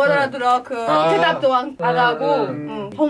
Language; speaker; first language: Korean; non-native, fluent; Portuguese